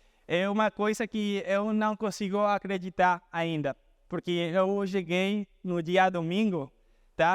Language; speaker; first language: Portuguese; non-native, fluent; Spanish